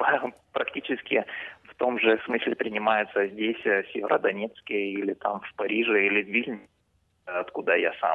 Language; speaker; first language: Russian; non-native, fluent; Lithuanian